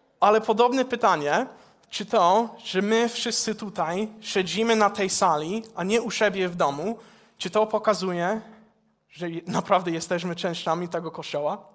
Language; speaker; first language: Polish; non-native, fluent; English